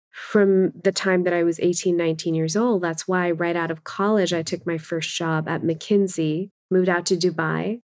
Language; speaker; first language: English; non-native, local second language; Urdu